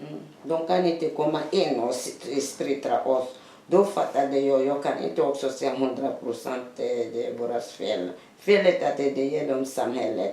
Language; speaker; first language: Swedish; non-native, learner; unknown